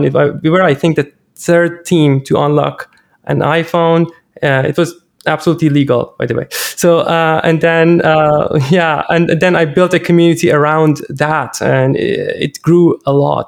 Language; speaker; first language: English; non-native, fluent; Persian